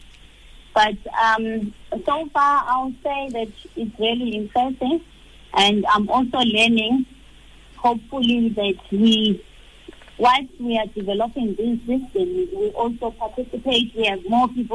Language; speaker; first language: English; non-native, local second language; Xhosa